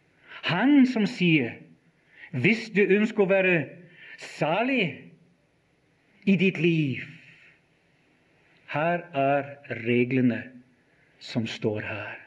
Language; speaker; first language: Norwegian; non-native, fluent; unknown